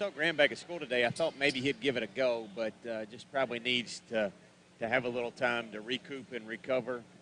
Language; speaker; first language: English; native; English